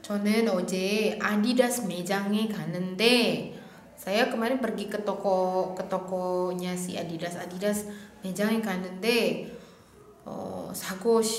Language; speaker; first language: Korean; non-native, fluent; Indonesian